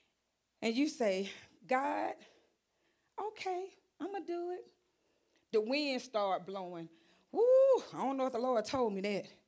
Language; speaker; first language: English; native; English